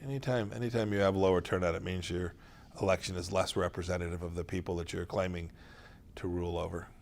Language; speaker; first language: English; native; English